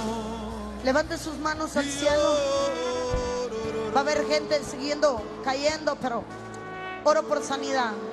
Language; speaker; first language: Spanish; native; Spanish